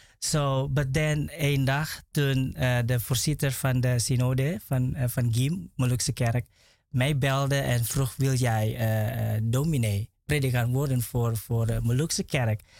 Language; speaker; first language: Dutch; non-native, learner; Indonesian